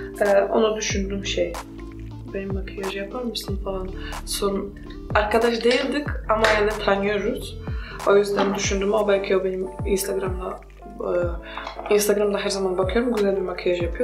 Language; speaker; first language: Turkish; non-native, fluent; Polish